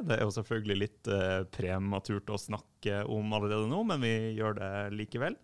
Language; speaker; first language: Norwegian; native; Norwegian